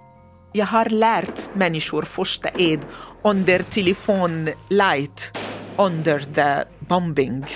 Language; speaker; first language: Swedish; non-native, learner; Arabic